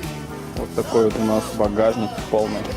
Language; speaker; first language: Russian; native; Russian